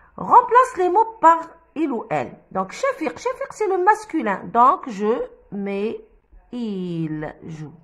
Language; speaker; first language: French; non-native, local second language; Arabic